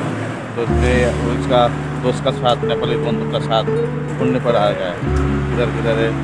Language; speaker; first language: Hindi; non-native, learner; Nepali